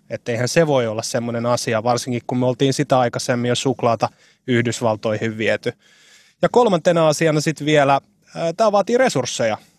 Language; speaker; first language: Finnish; native; Finnish